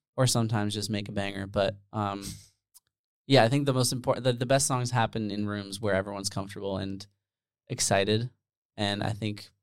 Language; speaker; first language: English; early bilingual, other home language; Dutch